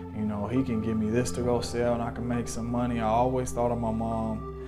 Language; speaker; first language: English; native; English